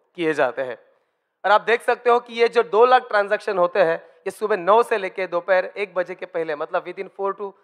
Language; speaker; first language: Hindi; non-native, local second language; Marathi